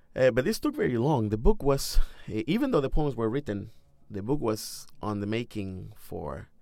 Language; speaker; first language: English; non-native, fluent; Spanish